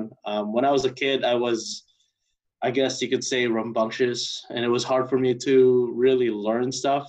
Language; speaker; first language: English; early bilingual, other home language; Cebuano